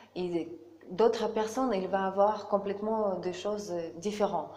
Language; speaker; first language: French; non-native, learner; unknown